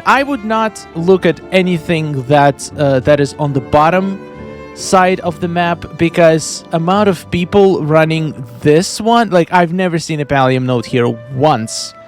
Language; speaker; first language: English; non-native, fluent; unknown